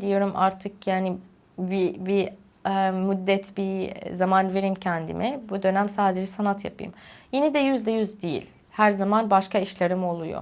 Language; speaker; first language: Turkish; non-native, fluent; Arabic